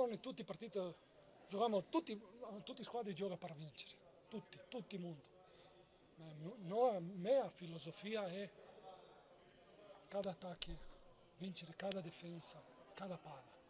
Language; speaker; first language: Italian; non-native, learner; Spanish